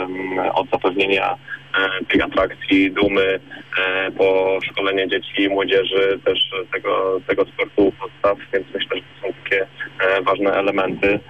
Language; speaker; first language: Polish; native; Polish